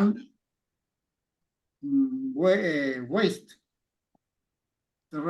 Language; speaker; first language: English; non-native, learner; Spanish